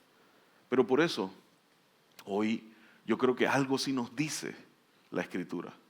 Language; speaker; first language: Spanish; native; Spanish